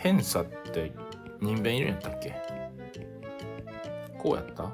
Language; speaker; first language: Japanese; native; Japanese